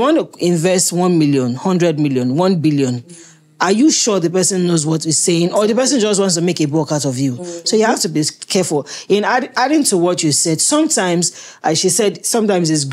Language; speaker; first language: English; native; English